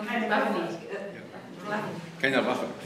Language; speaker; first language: German; non-native, learner; English